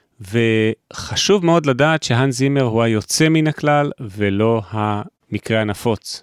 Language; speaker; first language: Hebrew; native; Hebrew